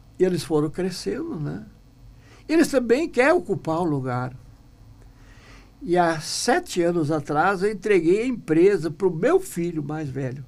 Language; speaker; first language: Portuguese; non-native, local second language; German